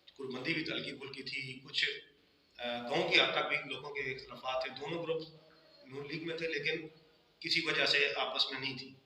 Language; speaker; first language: Urdu; non-native, local second language; Punjabi